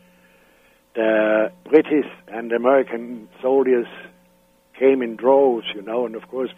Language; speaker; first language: English; non-native, fluent; Danish